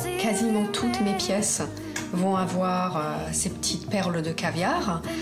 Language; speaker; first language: French; non-native, fluent; Polish